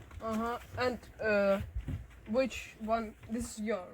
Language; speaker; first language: English; non-native, learner; Ukrainian